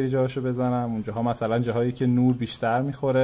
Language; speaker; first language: Persian; native; Persian